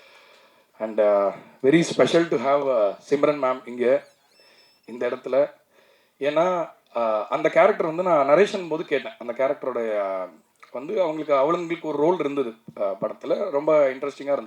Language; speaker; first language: Tamil; native; Tamil